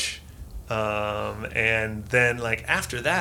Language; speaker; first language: English; native; English